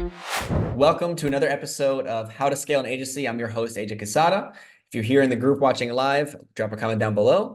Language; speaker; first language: English; native; English